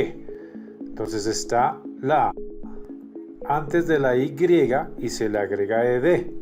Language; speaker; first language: Spanish; non-native, fluent; English